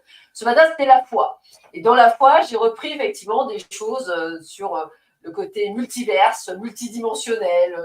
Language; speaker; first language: French; native; French